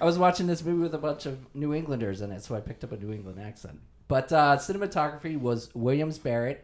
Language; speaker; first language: English; native; English